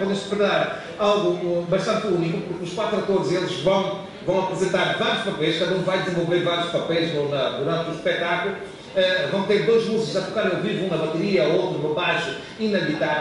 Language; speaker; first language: Portuguese; native; Portuguese